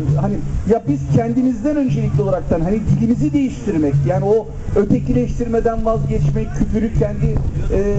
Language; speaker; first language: Turkish; native; Turkish